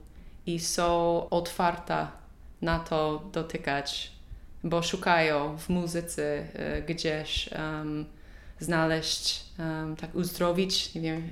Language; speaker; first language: Polish; non-native, learner; English